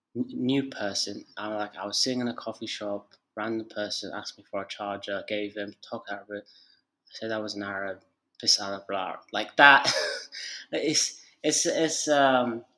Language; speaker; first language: English; non-native, fluent; Arabic